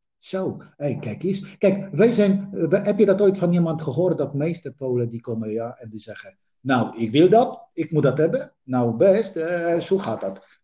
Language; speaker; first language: Dutch; non-native, fluent; Polish